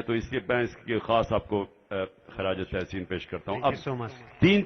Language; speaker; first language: Urdu; native; Urdu